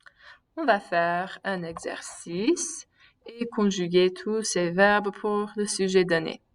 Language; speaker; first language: French; non-native, fluent; English